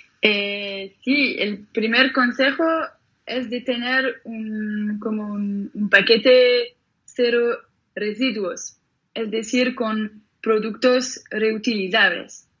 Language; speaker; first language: Spanish; non-native, fluent; French